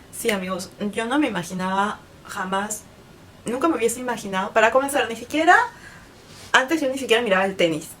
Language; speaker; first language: Spanish; native; Spanish